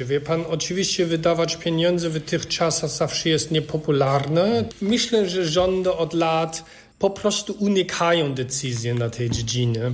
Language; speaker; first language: Polish; non-native, fluent; German